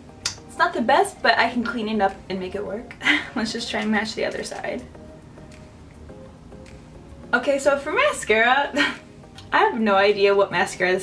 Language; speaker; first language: English; native; English